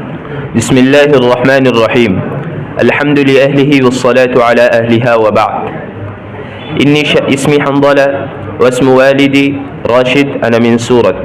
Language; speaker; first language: Arabic; non-native, learner; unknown